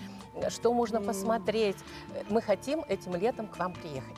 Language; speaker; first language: Russian; native; Russian